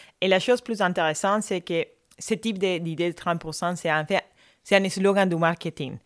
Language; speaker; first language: French; non-native, fluent; Spanish